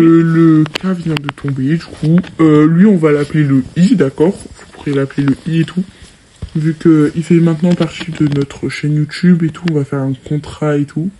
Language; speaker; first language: French; native; French